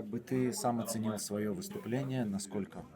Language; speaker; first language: Russian; non-native, local second language; Uzbek